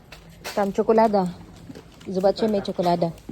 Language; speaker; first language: Polish; non-native, learner; Cebuano